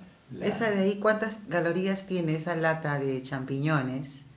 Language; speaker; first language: Spanish; native; Spanish